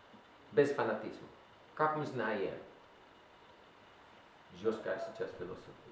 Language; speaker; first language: Russian; non-native, learner; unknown